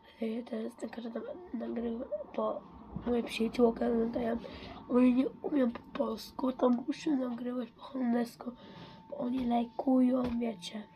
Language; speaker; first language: Polish; early bilingual, heritage; Dutch